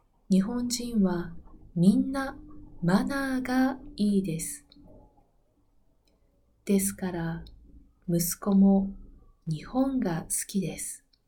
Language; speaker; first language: Japanese; non-native, learner; Spanish